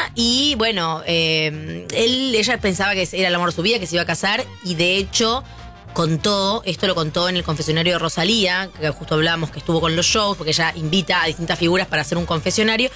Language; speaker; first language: Spanish; native; Spanish